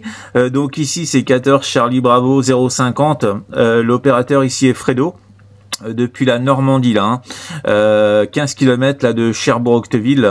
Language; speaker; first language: French; native; French